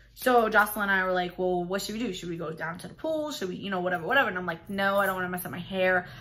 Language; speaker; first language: English; native; English